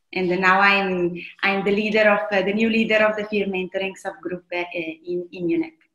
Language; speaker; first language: English; non-native, fluent; Italian